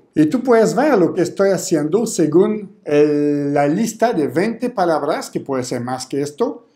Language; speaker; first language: Spanish; non-native, fluent; French